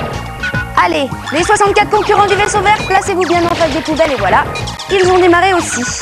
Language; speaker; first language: French; native; French